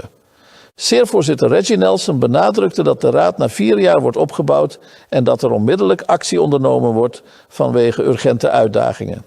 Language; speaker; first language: Dutch; native; Dutch